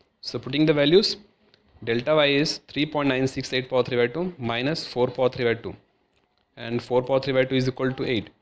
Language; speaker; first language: English; non-native, local second language; Hindi